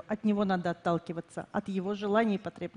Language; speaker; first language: Russian; native; Russian